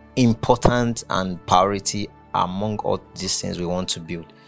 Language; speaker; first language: English; non-native, local second language; Yoruba